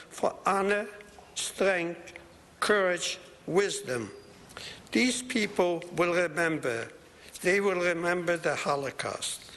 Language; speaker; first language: English; non-native, fluent; Polish